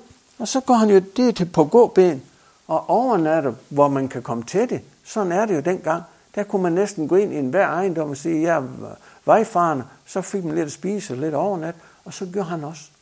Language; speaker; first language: Danish; native; Danish